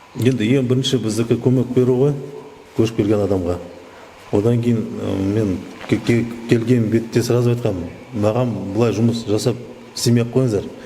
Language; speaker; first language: Kazakh; native; Kazakh